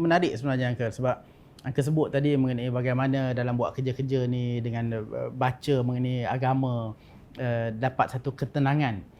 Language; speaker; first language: Malay; native; Malay